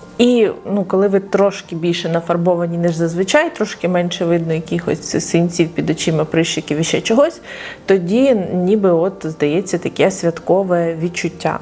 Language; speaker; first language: Ukrainian; non-native, local second language; Russian